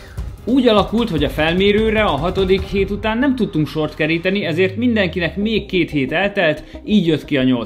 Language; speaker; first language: Hungarian; native; Hungarian